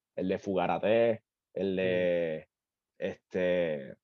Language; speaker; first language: Spanish; native; Spanish